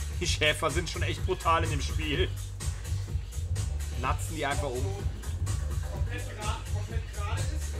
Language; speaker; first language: German; native; German